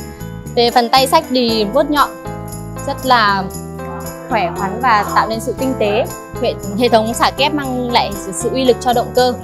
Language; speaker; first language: Vietnamese; native; Vietnamese